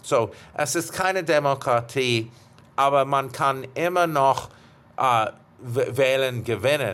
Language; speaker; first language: German; non-native, fluent; English